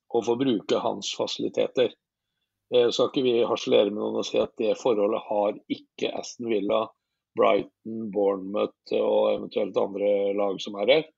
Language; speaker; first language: Norwegian; native; Norwegian